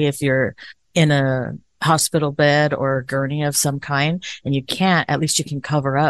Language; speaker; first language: English; native; English